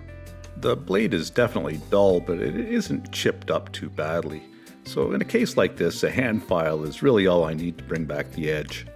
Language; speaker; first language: English; native; English